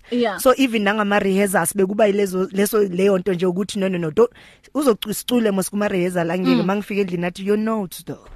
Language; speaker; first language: Zulu; native; Zulu